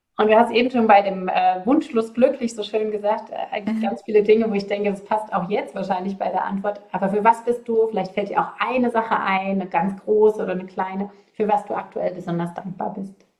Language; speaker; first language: German; native; German